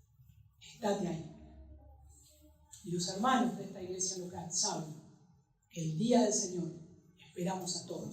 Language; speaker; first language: Spanish; native; Spanish